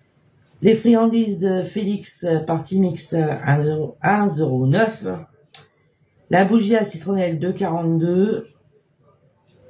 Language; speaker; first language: French; native; French